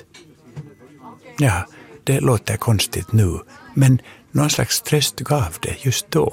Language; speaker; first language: Swedish; native; Swedish